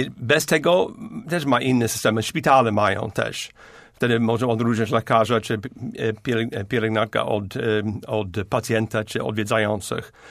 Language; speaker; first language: Polish; non-native, fluent; English